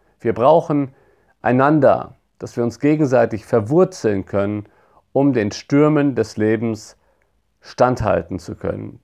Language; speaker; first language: German; native; German